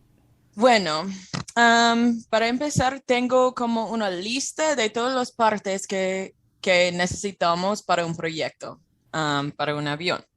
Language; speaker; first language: Spanish; non-native, fluent; English